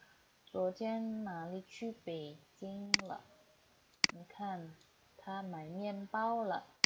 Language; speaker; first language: Chinese; non-native, fluent; Indonesian